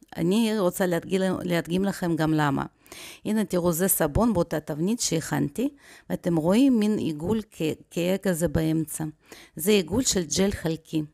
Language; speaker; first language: Hebrew; non-native, fluent; Russian